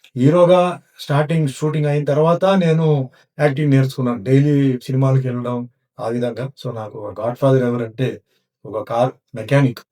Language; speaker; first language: Telugu; non-native, local second language; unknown